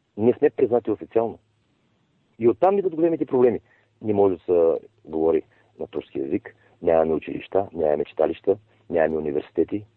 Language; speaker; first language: Bulgarian; non-native, local second language; Turkish